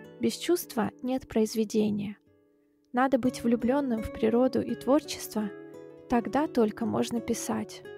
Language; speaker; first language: Russian; native; Russian